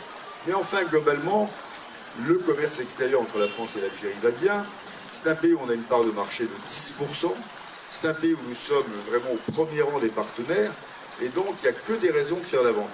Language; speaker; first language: French; native; French